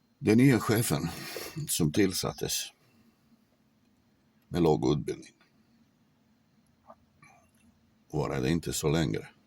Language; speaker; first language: Swedish; non-native, fluent; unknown